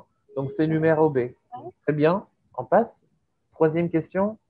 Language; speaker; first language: French; native; French